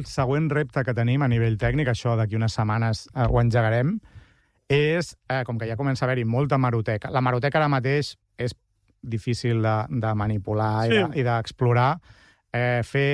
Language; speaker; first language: Catalan; native; Catalan